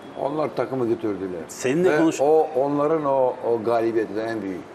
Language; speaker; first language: Turkish; non-native, fluent; Albanian